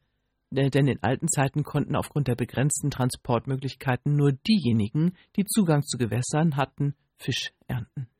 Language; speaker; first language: German; native; German